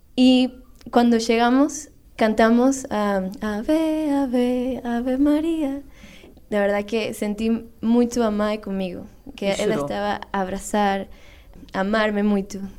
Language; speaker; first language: Portuguese; non-native, learner; Spanish